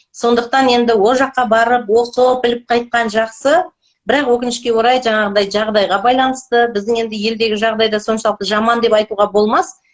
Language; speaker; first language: Kazakh; native; Kazakh